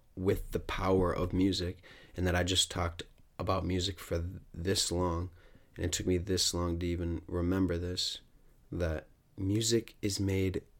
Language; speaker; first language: English; native; English